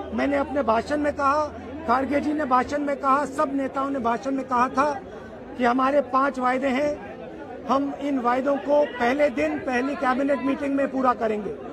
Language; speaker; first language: Hindi; native; Hindi